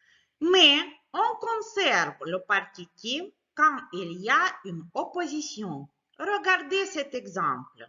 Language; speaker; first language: French; non-native, fluent; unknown